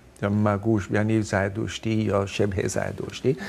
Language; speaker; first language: Persian; non-native, fluent; Dutch